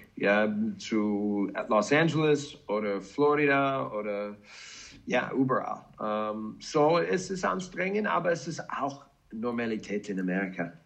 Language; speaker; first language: German; non-native, learner; English